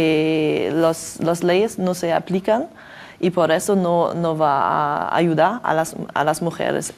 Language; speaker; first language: Spanish; non-native, learner; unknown